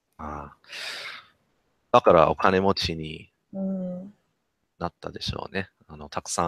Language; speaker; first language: Japanese; non-native, learner; English